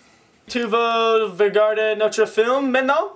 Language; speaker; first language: French; non-native, learner; English